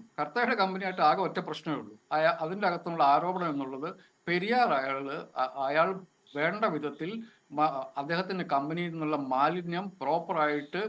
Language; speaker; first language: Malayalam; native; Malayalam